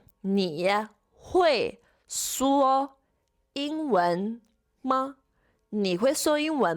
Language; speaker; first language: Chinese; non-native, fluent; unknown